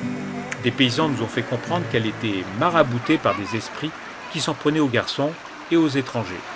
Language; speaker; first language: French; native; French